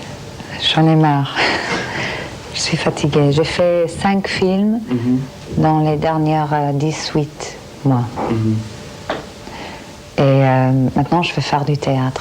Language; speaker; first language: French; non-native, fluent; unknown